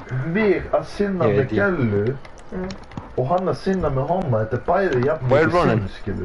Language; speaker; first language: Icelandic; early bilingual, heritage; Icelandic